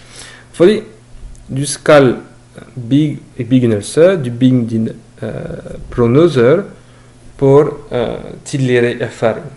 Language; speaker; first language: Norwegian; non-native, learner; French